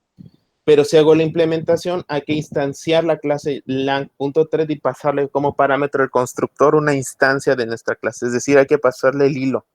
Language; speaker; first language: Spanish; native; Spanish